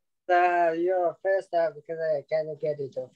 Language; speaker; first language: English; non-native, learner; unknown